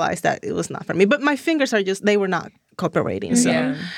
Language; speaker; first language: English; non-native, fluent; Spanish